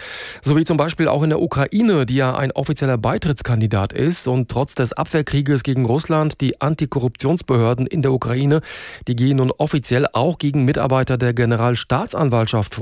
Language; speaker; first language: German; native; German